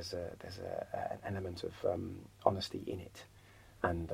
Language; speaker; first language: English; native; English